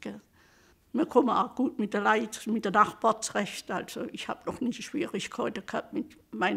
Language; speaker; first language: German; early bilingual, heritage; German